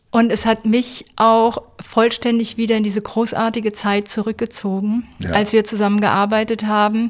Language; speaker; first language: German; native; German